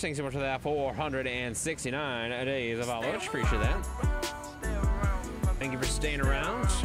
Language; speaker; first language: English; native; English